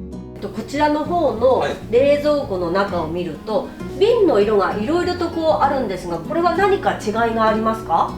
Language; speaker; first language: Japanese; native; Japanese